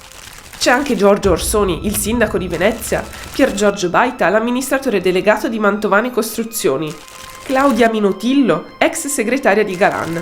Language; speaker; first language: Italian; native; Italian